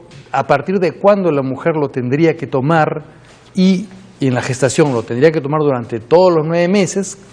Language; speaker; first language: Spanish; native; Spanish